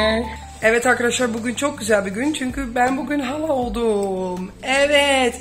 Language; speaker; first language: Turkish; early bilingual, heritage; Dutch